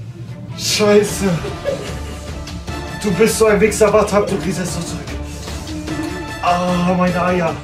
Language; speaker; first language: German; native; German